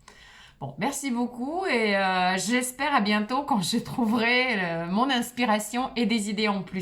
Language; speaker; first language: French; non-native, fluent; Russian